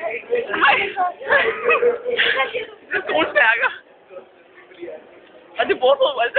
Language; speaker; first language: Danish; early bilingual, other home language; Turkish